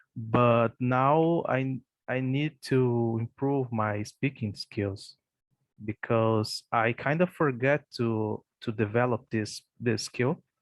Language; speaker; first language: English; non-native, fluent; Portuguese